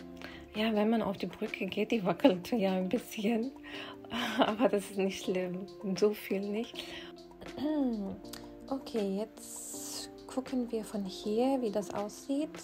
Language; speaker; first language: German; non-native, fluent; Urdu